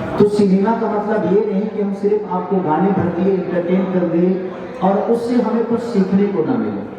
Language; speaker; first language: Hindi; native; Hindi